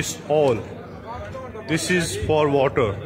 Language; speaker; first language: English; non-native, learner; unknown